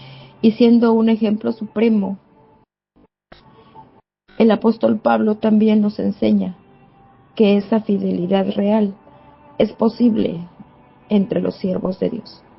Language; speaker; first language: Spanish; native; Spanish